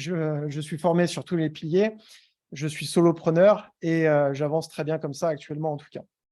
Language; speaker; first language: French; native; French